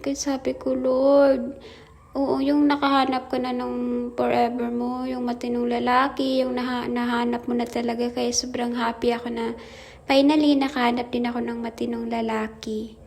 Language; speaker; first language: Filipino; non-native, local second language; Hiligaynon